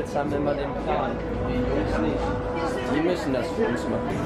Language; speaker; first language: German; native; German